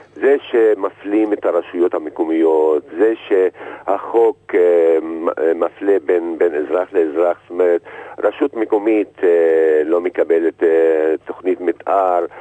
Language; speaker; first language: Hebrew; non-native, local second language; Arabic